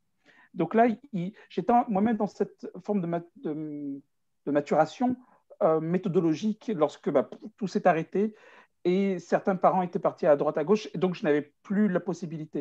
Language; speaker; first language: French; native; French